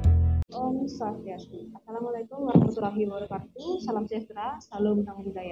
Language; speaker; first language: Indonesian; native; Indonesian